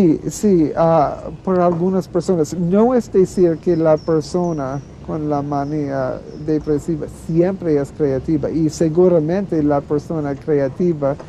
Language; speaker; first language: Spanish; non-native, fluent; English